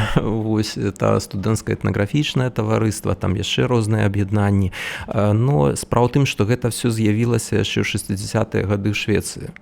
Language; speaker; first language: Belarusian; non-native, local second language; Russian